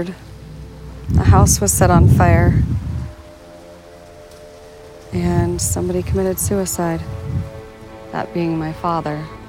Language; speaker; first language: English; native; English